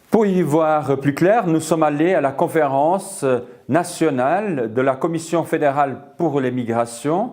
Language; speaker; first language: French; native; French